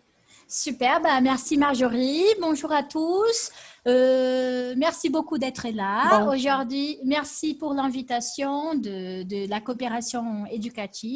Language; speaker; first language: French; non-native, fluent; Portuguese